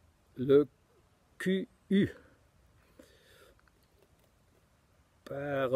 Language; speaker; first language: French; non-native, fluent; German